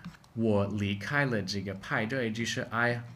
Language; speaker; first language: Chinese; non-native, fluent; English